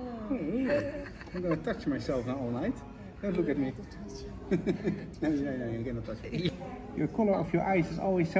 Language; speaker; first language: English; non-native, fluent; Dutch